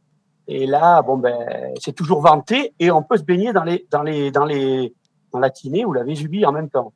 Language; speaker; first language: French; native; French